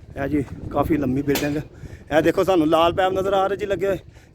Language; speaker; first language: Urdu; non-native, local second language; Punjabi